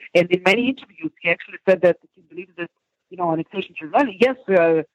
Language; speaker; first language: English; non-native, fluent; Hebrew